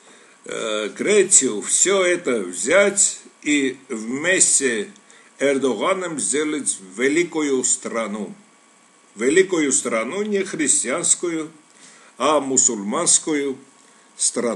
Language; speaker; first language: Russian; non-native, local second language; Armenian